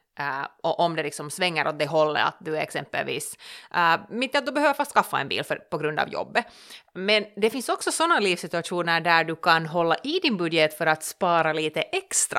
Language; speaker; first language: Swedish; native; Swedish